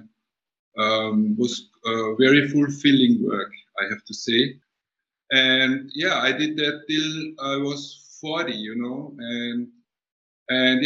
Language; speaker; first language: English; non-native, fluent; German